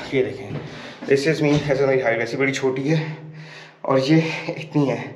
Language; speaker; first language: Urdu; non-native, local second language; Punjabi